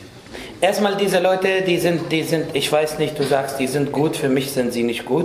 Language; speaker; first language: German; non-native, fluent; Arabic